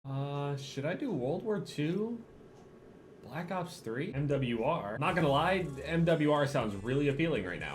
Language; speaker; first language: English; native; English